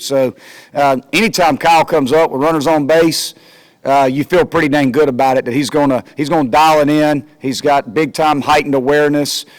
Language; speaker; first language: English; native; English